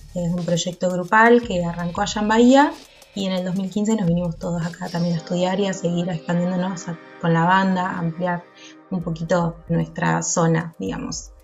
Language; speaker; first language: Spanish; native; Spanish